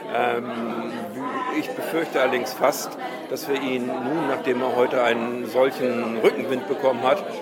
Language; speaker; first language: German; native; German